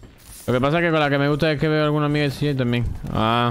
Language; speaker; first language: Spanish; native; Spanish